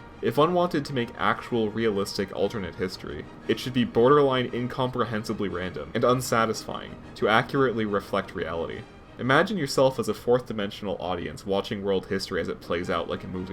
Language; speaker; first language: English; native; English